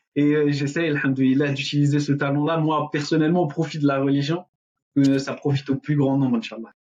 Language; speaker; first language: French; non-native, local second language; Arabic